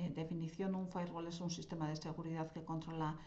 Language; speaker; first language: Spanish; non-native, local second language; Basque